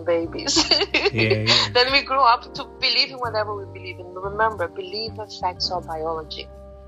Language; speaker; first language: English; non-native, fluent; Portuguese